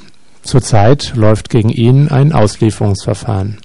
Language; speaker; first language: German; native; German